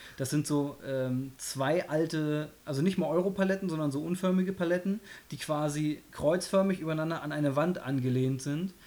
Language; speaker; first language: German; early bilingual, other home language; Polish